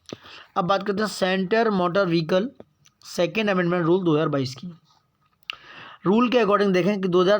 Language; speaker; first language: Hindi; native; Hindi